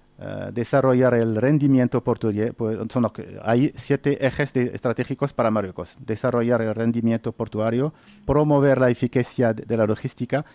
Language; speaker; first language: Spanish; non-native, fluent; Arabic